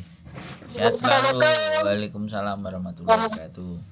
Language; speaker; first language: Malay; non-native, local second language; Javanese